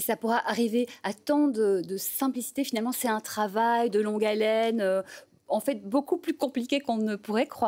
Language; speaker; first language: French; native; French